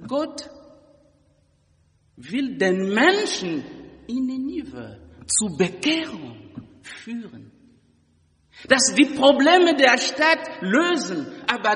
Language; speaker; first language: German; non-native, fluent; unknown